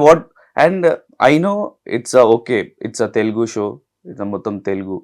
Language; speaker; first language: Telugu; non-native, learner; Hindi